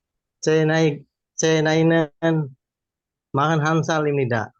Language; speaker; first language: Korean; non-native, learner; Indonesian